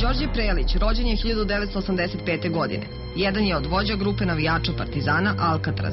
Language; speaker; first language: Serbian; native; Serbian